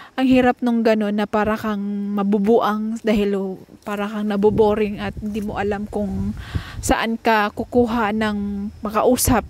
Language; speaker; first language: Filipino; non-native, local second language; Cebuano